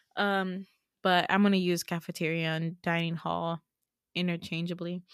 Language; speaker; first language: English; native; English